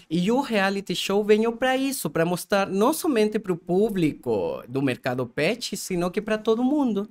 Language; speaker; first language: Portuguese; non-native, fluent; Spanish